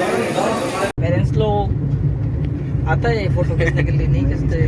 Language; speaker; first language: Hindi; non-native, local second language; Bangla